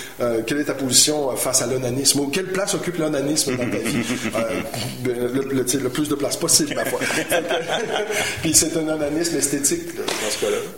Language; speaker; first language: French; native; French